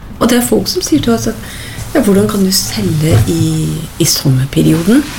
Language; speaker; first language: Norwegian; non-native, fluent; English